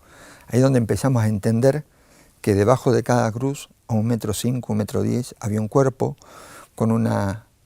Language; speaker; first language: Spanish; native; Spanish